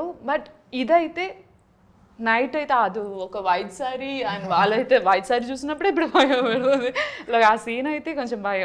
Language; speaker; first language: Telugu; non-native, learner; Malayalam